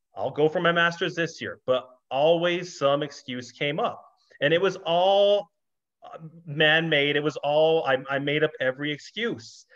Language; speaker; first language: English; native; English